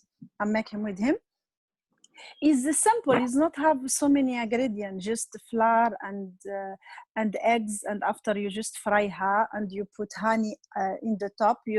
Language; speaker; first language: English; non-native, learner; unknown